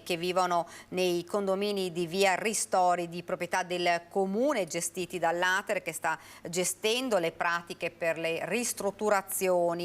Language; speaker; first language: Italian; native; Italian